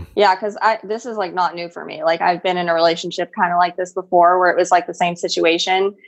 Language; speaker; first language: English; early bilingual, other home language; Spanish